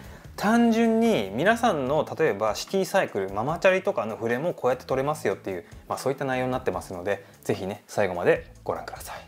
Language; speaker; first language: Japanese; native; Japanese